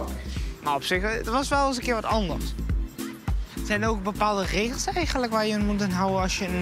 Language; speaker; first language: Dutch; native; Dutch